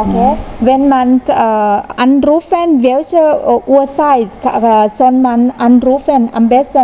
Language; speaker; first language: German; non-native, learner; Thai